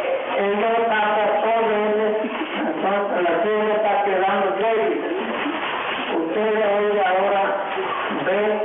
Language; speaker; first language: Spanish; non-native, local second language; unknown